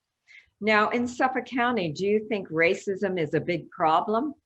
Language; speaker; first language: English; native; English